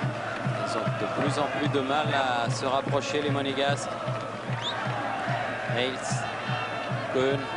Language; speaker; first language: French; native; French